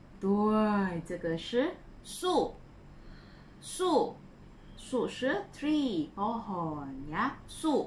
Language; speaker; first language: Chinese; non-native, fluent; Indonesian